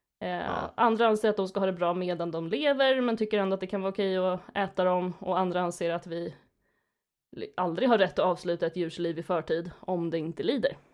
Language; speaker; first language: Swedish; native; Swedish